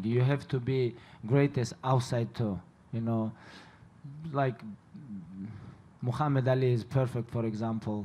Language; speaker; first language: English; non-native, learner; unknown